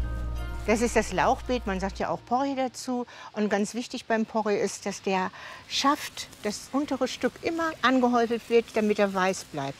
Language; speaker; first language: German; native; German